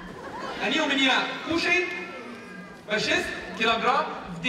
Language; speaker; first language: Russian; non-native, learner; Arabic